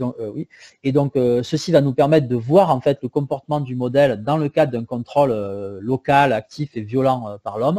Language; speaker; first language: French; native; French